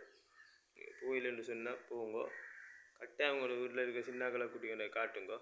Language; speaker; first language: Tamil; native; Tamil